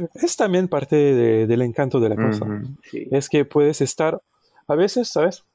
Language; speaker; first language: Spanish; non-native, fluent; French